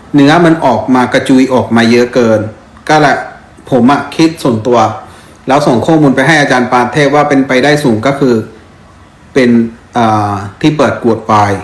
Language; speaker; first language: Thai; non-native, fluent; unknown